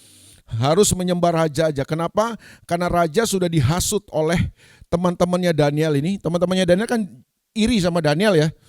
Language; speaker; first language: Indonesian; native; Indonesian